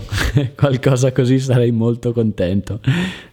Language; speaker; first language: Italian; native; Italian